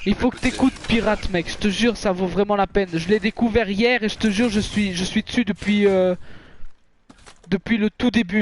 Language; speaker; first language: French; native; French